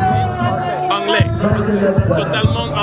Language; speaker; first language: French; non-native, learner; English